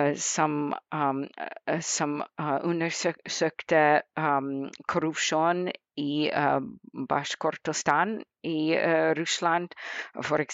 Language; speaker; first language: Norwegian; non-native, fluent; English